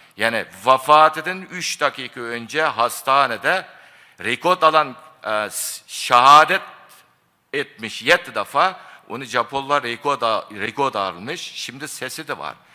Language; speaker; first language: Turkish; non-native, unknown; Japanese